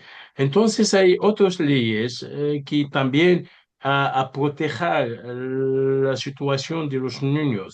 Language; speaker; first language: Spanish; non-native, learner; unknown